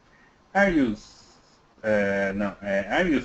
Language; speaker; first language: English; non-native, learner; Portuguese